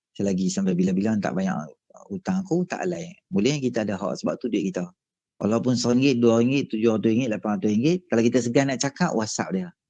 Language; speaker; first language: Malay; native; Malay